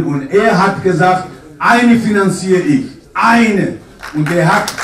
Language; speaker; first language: German; non-native, fluent; Kurdish